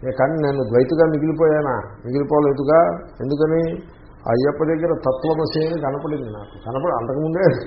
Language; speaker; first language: Telugu; native; Telugu